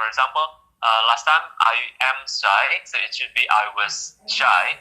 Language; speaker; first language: English; non-native, fluent; Indonesian